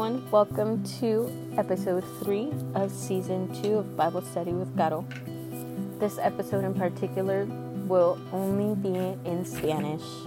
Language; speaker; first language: English; early bilingual, other home language; Spanish